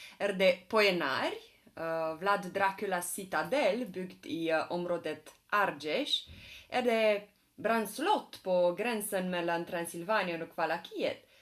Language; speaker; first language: Swedish; non-native, fluent; Romanian